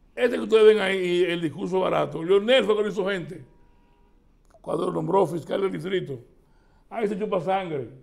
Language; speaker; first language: Spanish; native; Spanish